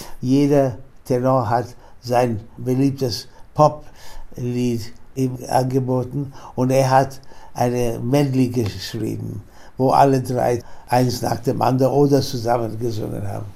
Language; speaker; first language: German; non-native, fluent; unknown